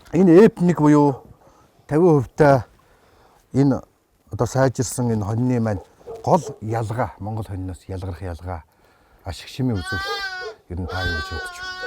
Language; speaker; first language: Mongolian; native; Mongolian